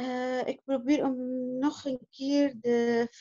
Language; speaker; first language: Dutch; non-native, learner; Arabic